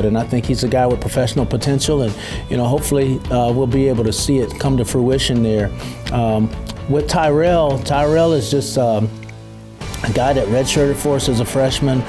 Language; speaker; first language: English; native; English